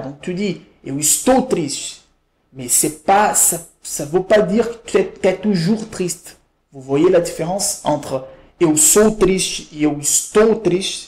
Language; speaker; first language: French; non-native, fluent; Portuguese